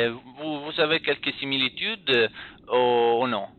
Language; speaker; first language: French; non-native, learner; Italian